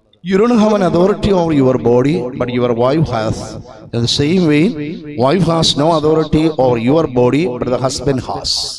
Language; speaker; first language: English; non-native, local second language; Malayalam